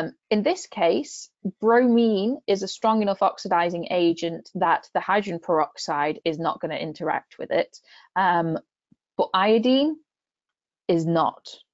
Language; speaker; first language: English; native; English